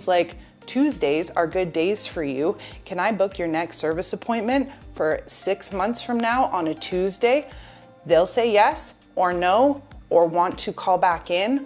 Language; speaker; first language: English; native; English